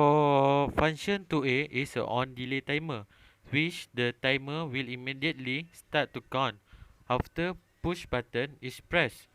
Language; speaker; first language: English; non-native, local second language; Malay